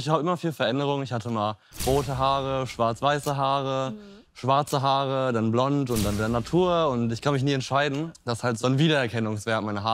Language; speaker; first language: German; native; German